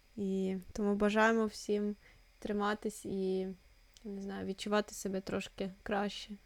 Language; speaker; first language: Ukrainian; non-native, local second language; Russian